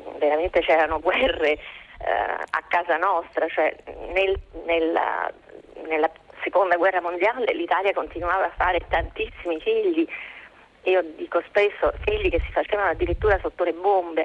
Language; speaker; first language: Italian; native; Italian